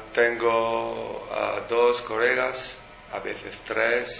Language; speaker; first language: Spanish; non-native, fluent; French